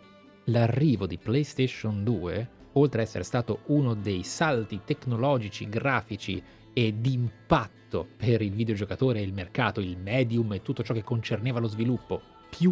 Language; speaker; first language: Italian; native; Italian